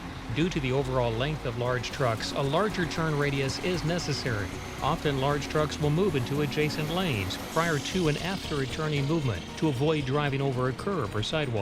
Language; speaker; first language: English; native; English